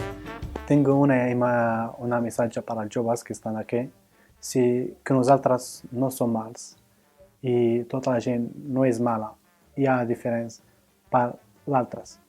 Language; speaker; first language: Catalan; non-native, learner; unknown